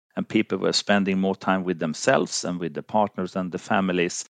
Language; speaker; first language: English; non-native, fluent; Finnish